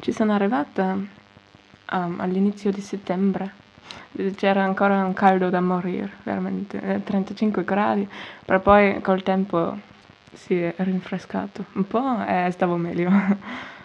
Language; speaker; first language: Italian; non-native, fluent; German